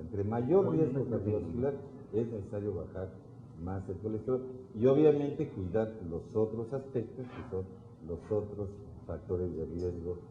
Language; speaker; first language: Spanish; native; Spanish